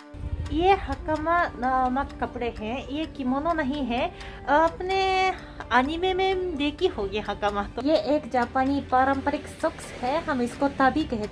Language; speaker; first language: Hindi; non-native, fluent; Japanese